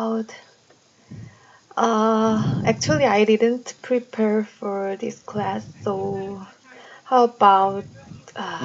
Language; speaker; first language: English; non-native, learner; Korean